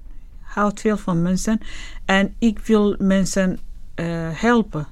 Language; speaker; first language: Dutch; non-native, learner; Arabic